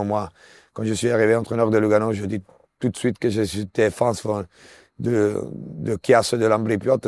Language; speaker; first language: French; non-native, local second language; Italian